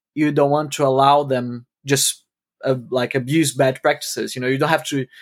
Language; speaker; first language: English; non-native, fluent; Portuguese